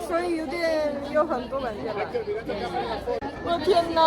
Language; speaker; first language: Chinese; non-native, learner; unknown